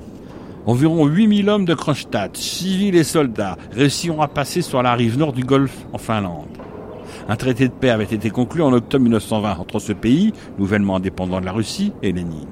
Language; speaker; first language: French; native; French